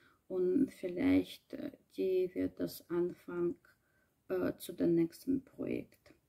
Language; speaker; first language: German; non-native, learner; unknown